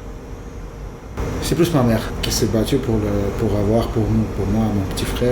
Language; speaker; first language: French; non-native, fluent; Russian